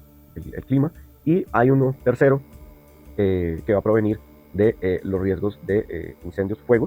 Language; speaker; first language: Spanish; native; Spanish